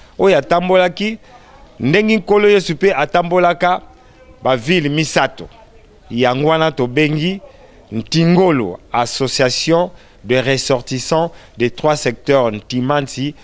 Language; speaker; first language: Lingala; non-native, local second language; Kongo